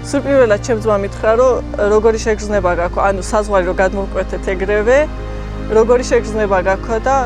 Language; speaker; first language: Georgian; early bilingual, other home language; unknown